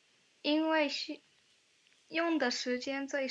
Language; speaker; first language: Chinese; non-native, learner; English